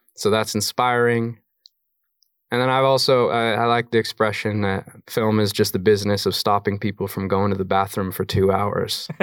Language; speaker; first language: English; native; English